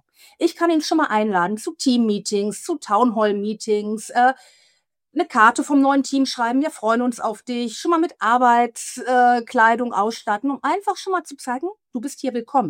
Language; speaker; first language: German; native; German